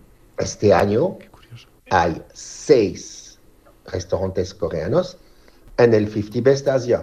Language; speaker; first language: Spanish; non-native, learner; French